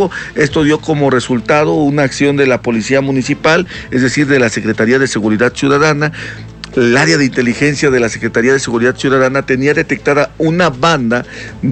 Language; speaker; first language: Spanish; native; Spanish